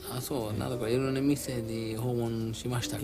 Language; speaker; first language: Japanese; non-native, fluent; Dutch